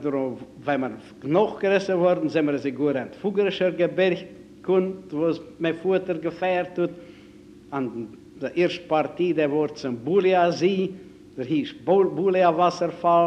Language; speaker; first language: German; native; German